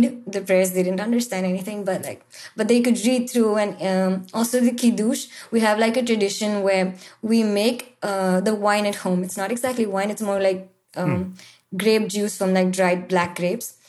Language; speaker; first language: English; non-native, local second language; Marathi